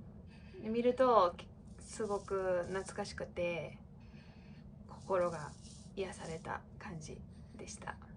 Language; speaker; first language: Japanese; non-native, fluent; English